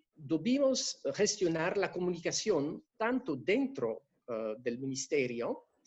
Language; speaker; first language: Spanish; non-native, fluent; French